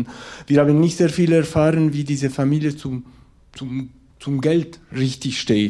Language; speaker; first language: German; non-native, local second language; French